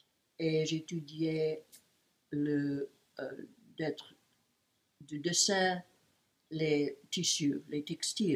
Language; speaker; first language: French; non-native, learner; English